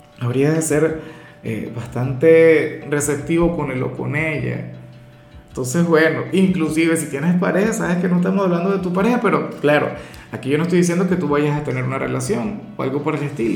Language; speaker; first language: Spanish; native; Spanish